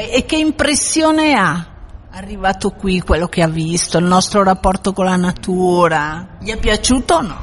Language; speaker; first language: Italian; native; Italian